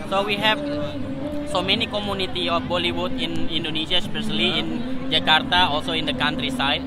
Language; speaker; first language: English; non-native, learner; Indonesian